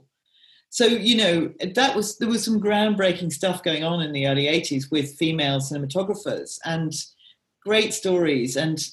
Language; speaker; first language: English; native; English